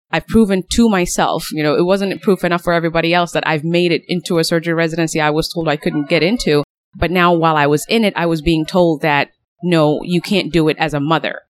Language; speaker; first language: English; early bilingual, other home language; Somali